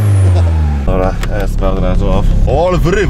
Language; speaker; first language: Polish; native; Polish